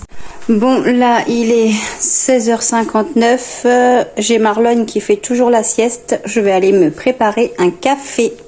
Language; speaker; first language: French; native; French